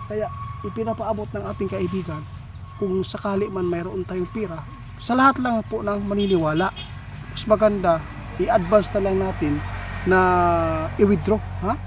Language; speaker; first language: Filipino; non-native, local second language; Cebuano